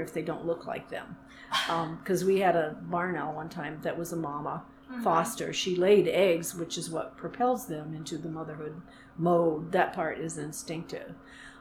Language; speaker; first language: English; native; English